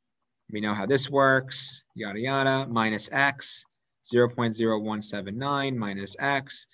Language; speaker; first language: English; native; English